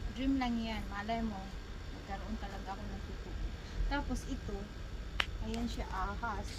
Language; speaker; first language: Filipino; non-native, local second language; Cebuano